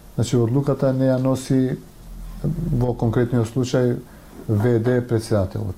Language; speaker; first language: Macedonian; non-native, local second language; Albanian